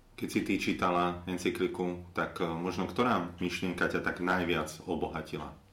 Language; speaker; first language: Slovak; native; Slovak